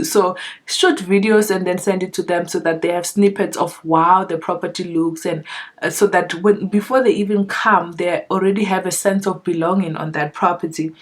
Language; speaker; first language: English; non-native, local second language; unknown